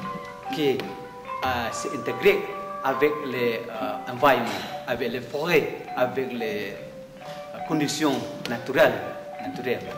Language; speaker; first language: French; non-native, learner; Indonesian